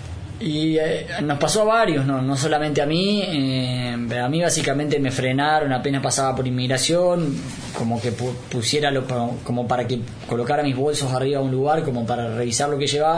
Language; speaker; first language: Spanish; native; Spanish